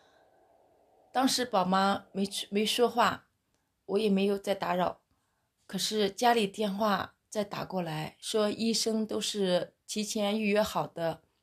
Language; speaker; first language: Chinese; native; Chinese